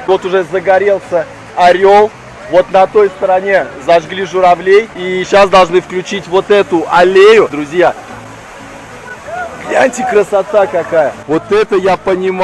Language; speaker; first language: Russian; native; Russian